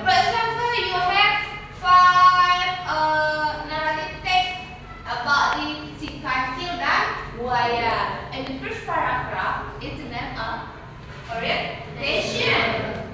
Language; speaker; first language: English; non-native, learner; Indonesian